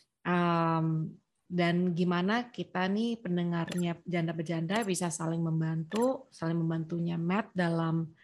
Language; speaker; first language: Indonesian; native; Indonesian